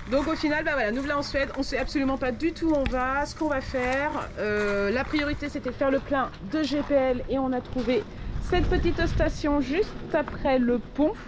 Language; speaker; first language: French; native; French